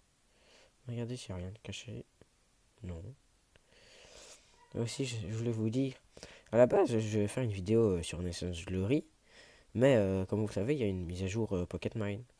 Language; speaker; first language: French; native; French